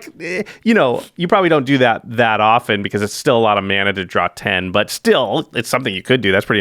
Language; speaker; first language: English; native; English